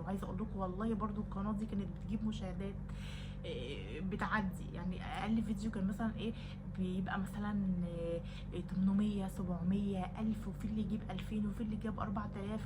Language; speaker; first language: Arabic; native; Arabic